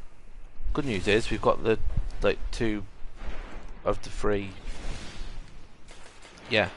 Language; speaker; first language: English; native; English